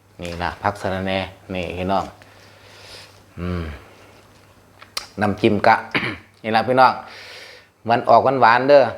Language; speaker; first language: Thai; non-native, local second language; Northeastern Thai